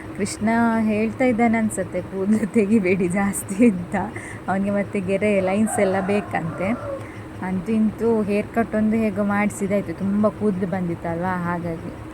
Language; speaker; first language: Kannada; native; Kannada